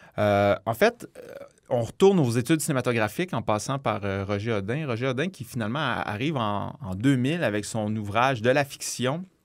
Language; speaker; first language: French; native; French